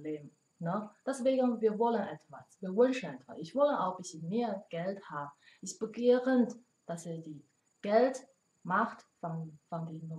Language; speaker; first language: German; non-native, learner; Chinese